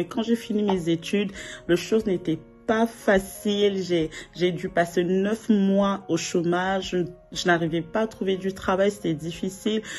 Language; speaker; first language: French; non-native, local second language; Lingala